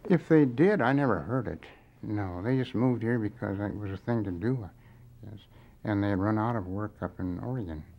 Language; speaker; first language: English; native; English